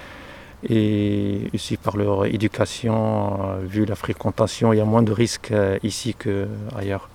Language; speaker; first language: French; non-native, local second language; Arabic